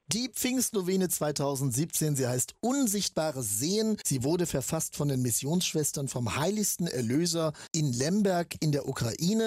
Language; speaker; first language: German; native; German